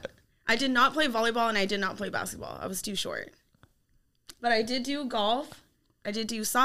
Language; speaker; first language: English; native; English